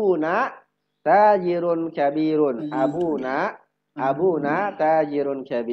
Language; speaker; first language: Arabic; non-native, fluent; Indonesian